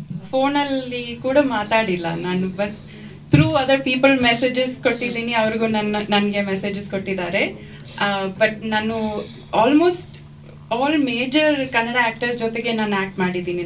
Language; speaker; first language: Kannada; non-native, fluent; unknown